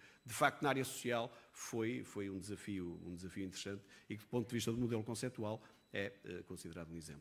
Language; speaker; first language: Portuguese; native; Portuguese